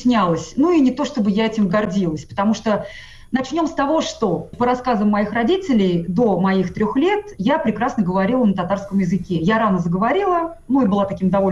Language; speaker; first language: Russian; non-native, local second language; Tatar